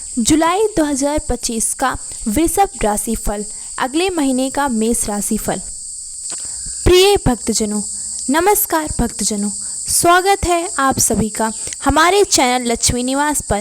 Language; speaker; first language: Hindi; native; Hindi